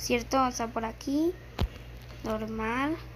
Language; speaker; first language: Spanish; native; Spanish